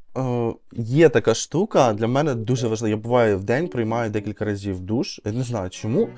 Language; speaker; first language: Ukrainian; native; Ukrainian